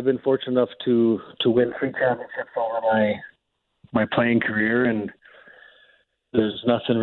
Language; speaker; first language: English; native; English